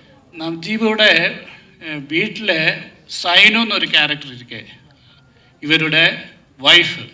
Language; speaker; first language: Tamil; non-native, learner; Malayalam